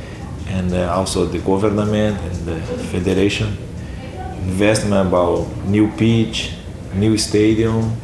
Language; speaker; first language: English; non-native, learner; Portuguese